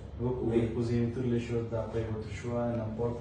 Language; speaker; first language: French; non-native, learner; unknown